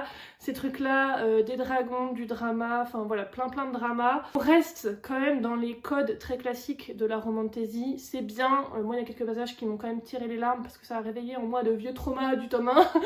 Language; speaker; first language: French; native; French